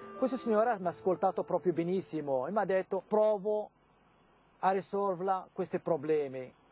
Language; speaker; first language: Italian; non-native, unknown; Arabic